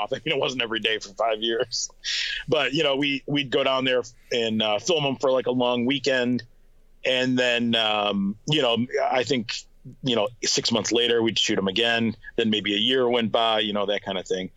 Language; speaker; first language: English; native; English